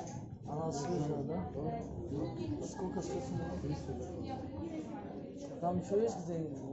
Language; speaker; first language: Russian; non-native, fluent; Tajik